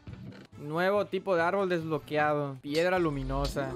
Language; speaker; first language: Spanish; native; Spanish